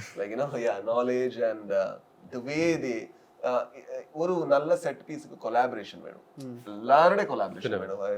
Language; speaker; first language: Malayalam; non-native, learner; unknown